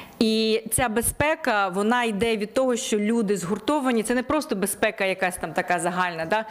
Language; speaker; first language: Ukrainian; native; Ukrainian